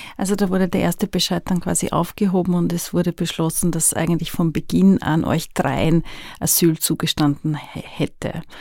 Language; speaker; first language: German; native; German